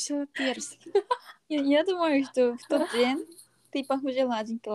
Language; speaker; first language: Russian; non-native, learner; Korean